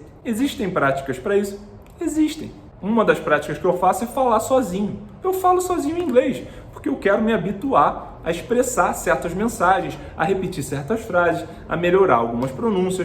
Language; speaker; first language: Portuguese; native; Portuguese